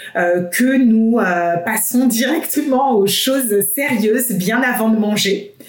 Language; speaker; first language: French; native; French